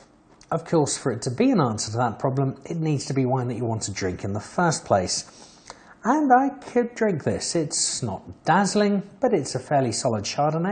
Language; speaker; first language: English; native; English